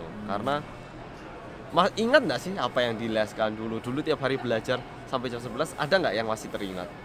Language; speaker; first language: Indonesian; early bilingual, other home language; Korean